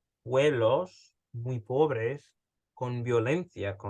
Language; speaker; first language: Spanish; early bilingual, heritage; Spanish